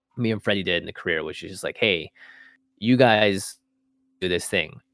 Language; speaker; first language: English; native; English